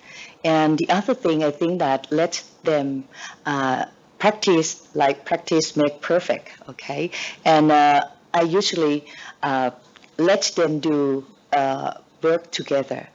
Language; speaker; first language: English; non-native, learner; Thai